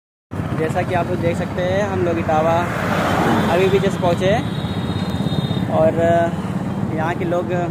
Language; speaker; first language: Hindi; native; Hindi